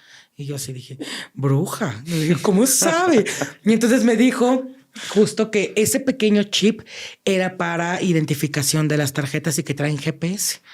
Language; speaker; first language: Spanish; native; Spanish